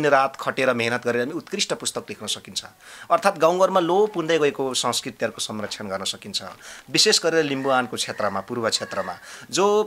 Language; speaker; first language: Nepali; non-native, local second language; Limbu